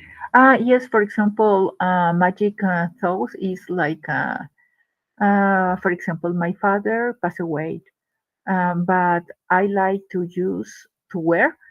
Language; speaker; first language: English; non-native, learner; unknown